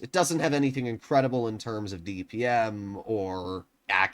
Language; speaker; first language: English; native; English